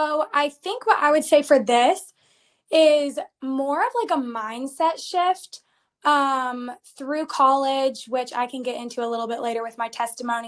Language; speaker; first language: English; native; English